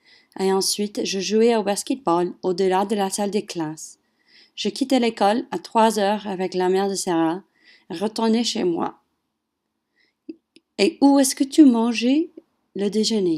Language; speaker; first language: French; non-native, learner; English